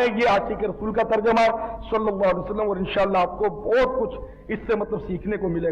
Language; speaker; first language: Urdu; native; Urdu